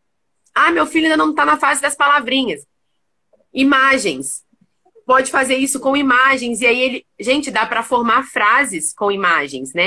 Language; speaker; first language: Portuguese; native; Portuguese